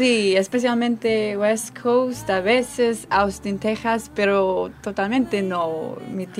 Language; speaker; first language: Spanish; non-native, learner; English